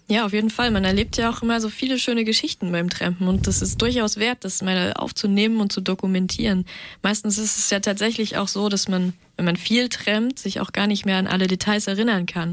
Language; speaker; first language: German; native; German